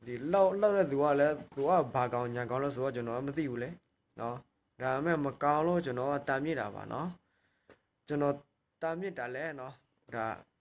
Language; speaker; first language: Burmese; non-native, local second language; S'gaw Karen